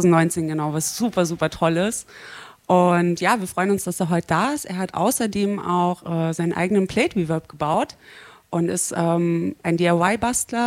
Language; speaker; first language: German; native; German